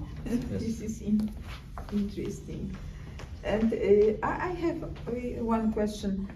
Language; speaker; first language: English; non-native, learner; Polish